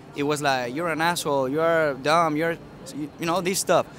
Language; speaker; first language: English; early bilingual, other home language; Spanish